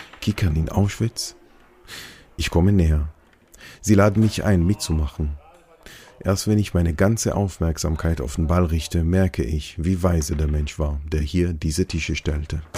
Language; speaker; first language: German; non-native, fluent; Hebrew